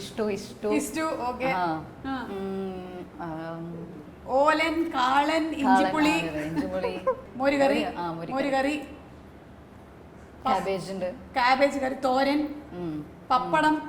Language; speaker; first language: Telugu; native; Telugu